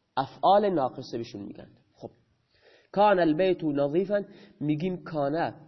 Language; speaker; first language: Persian; non-native, local second language; Baluchi